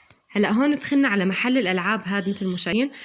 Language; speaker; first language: Arabic; native; Arabic